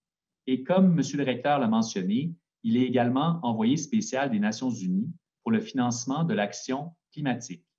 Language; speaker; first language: French; native; French